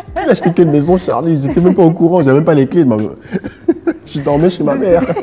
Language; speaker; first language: French; early bilingual, other home language; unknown